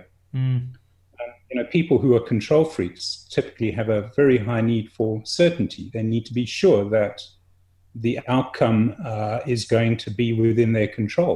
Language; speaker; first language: English; native; English